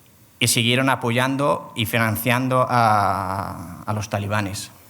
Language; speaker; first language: Spanish; non-native, fluent; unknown